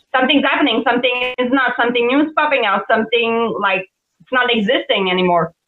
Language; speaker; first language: English; non-native, fluent; French